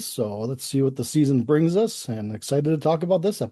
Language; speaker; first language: English; native; English